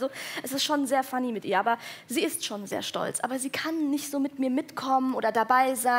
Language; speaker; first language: German; early bilingual, other home language; Persian